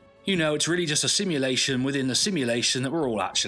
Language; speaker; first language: English; native; English